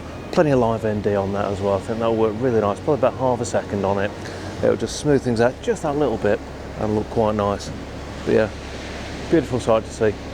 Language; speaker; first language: English; native; English